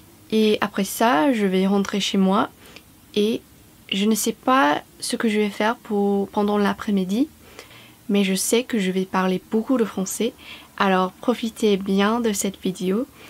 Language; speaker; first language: French; non-native, fluent; English